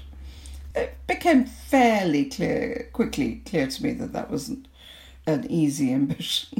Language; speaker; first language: English; non-native, local second language; Bangla